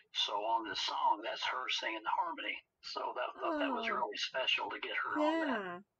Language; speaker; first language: English; native; English